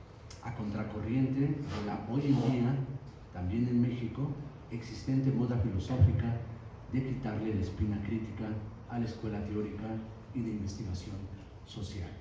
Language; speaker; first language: Spanish; native; Spanish